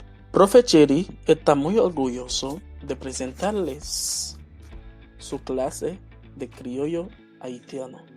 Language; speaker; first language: Spanish; non-native, local second language; Haitian Creole